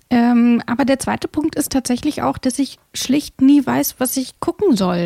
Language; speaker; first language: German; native; German